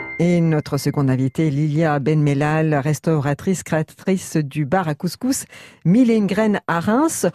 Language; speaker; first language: French; native; French